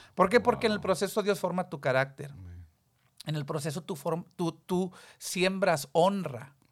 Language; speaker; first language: Spanish; early bilingual, heritage; Spanish